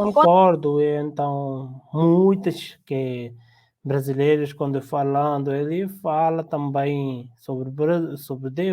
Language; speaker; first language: Portuguese; non-native, learner; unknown